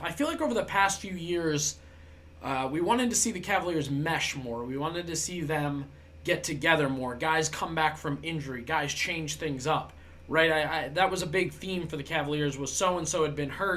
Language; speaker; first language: English; native; English